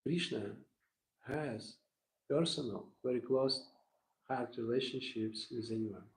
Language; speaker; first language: English; non-native, learner; Russian